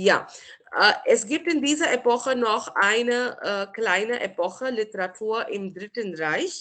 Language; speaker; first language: German; non-native, fluent; Marathi